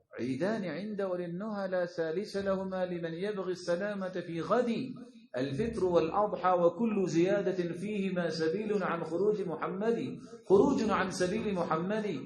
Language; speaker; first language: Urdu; non-native, local second language; Northern Hindko